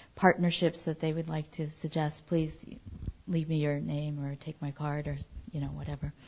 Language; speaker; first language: English; early bilingual, other home language; Japanese